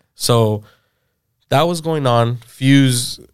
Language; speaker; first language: English; native; English